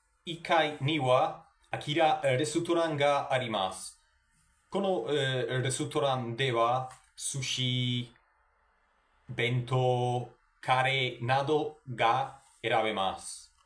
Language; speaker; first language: Japanese; non-native, learner; Spanish